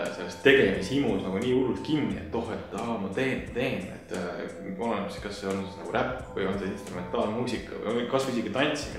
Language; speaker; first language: Estonian; native; Estonian